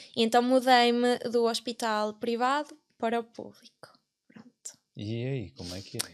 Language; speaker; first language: Portuguese; native; Portuguese